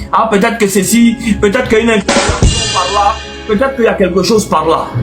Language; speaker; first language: French; non-native, local second language; Arabic